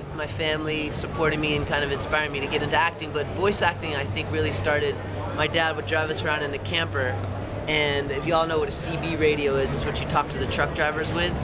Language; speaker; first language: English; native; English